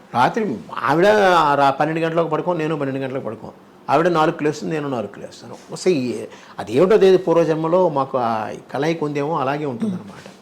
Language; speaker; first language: Telugu; native; Telugu